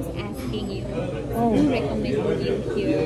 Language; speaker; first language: English; non-native, fluent; Nepali